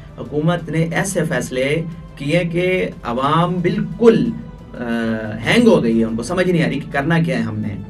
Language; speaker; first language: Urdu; non-native, local second language; Punjabi